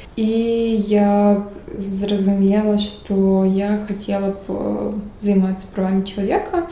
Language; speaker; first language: Belarusian; non-native, local second language; Russian